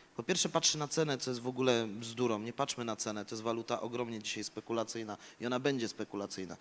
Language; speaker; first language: Polish; native; Polish